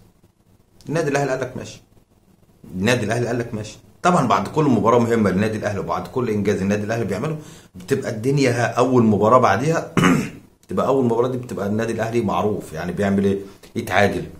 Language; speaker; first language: Arabic; native; Arabic